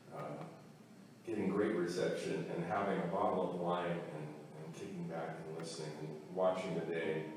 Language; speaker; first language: English; native; English